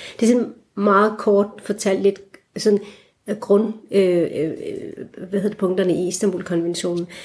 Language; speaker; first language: Danish; early bilingual, other home language; Turkish